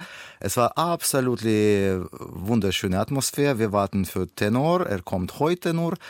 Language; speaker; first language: German; non-native, learner; Russian